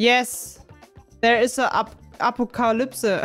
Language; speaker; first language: English; non-native, learner; German